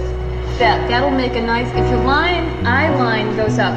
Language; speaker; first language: English; native; English